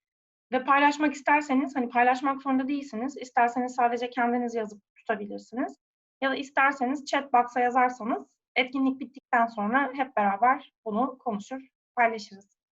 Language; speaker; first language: Turkish; native; Turkish